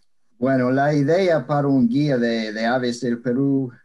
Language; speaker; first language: Spanish; non-native, fluent; English